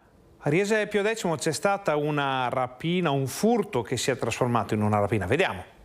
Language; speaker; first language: Italian; native; Italian